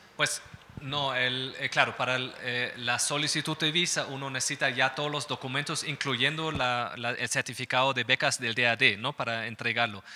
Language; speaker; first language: Spanish; non-native, fluent; German